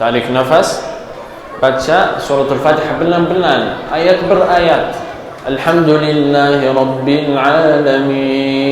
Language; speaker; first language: Indonesian; non-native, learner; Arabic